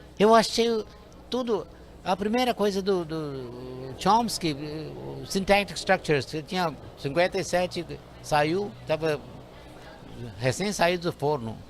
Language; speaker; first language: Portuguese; non-native, fluent; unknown